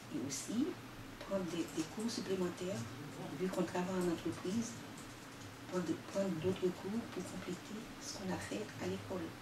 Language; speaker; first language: French; non-native, local second language; Haitian Creole